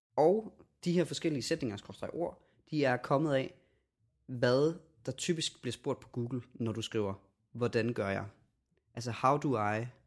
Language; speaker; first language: Danish; native; Danish